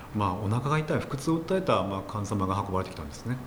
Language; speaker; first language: Japanese; native; Japanese